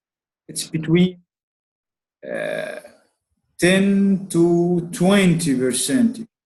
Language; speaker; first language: English; non-native, learner; Arabic